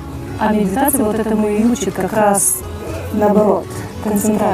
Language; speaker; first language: Russian; native; Russian